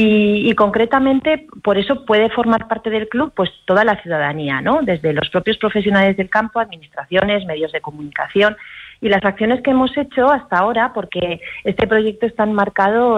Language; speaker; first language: Spanish; native; Spanish